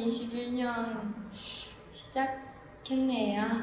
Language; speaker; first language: Korean; non-native, fluent; Japanese